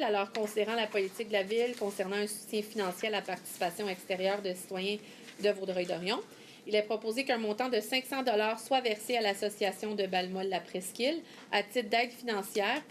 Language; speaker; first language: French; native; French